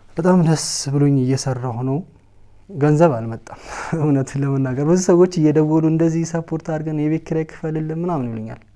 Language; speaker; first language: Amharic; native; Amharic